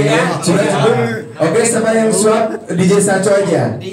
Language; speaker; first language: Indonesian; native; Indonesian